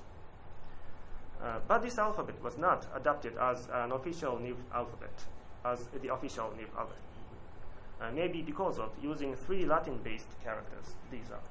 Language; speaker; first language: English; non-native, learner; Japanese